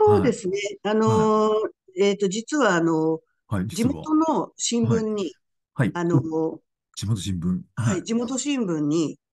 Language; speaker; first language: Japanese; native; Japanese